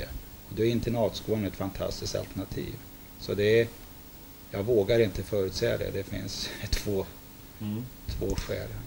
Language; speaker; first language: Swedish; native; Swedish